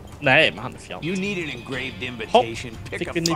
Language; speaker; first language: Swedish; native; Swedish